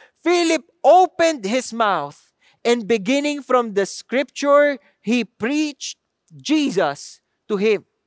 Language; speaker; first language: English; non-native, local second language; Filipino